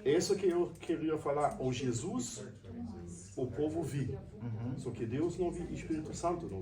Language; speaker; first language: Portuguese; non-native, learner; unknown